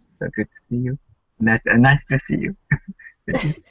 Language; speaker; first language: English; non-native, learner; Japanese